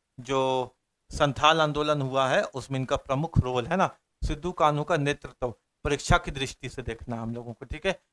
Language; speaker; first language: Hindi; native; Hindi